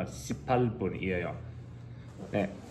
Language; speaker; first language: Korean; non-native, learner; English